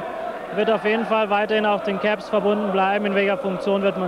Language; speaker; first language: German; native; German